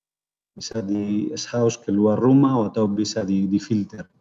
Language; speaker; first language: Indonesian; non-native, fluent; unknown